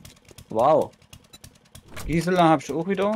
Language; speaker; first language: German; native; German